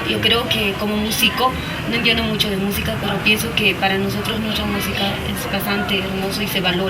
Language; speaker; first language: Spanish; native; Spanish